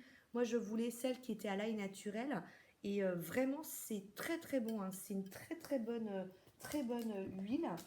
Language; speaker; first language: French; native; French